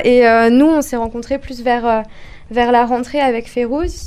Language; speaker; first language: French; native; French